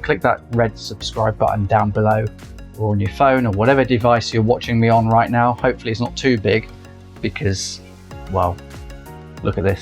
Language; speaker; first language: English; native; English